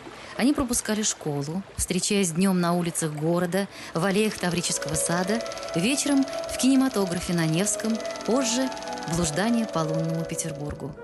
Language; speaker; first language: Russian; native; Russian